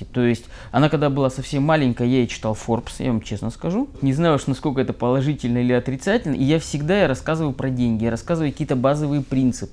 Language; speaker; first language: Russian; native; Russian